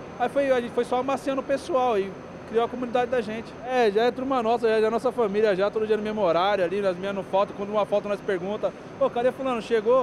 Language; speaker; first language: Portuguese; native; Portuguese